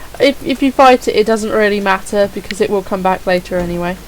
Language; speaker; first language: English; native; English